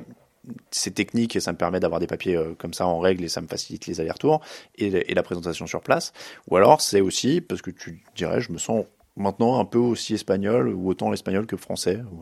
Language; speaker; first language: French; native; French